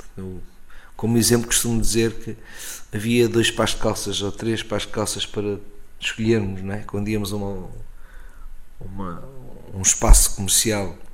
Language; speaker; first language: Portuguese; native; Portuguese